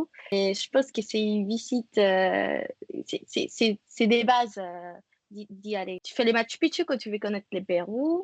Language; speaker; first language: French; non-native, fluent; Spanish